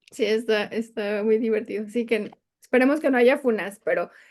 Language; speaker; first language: Spanish; native; Spanish